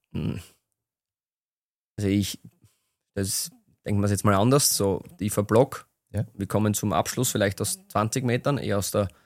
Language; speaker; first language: German; native; German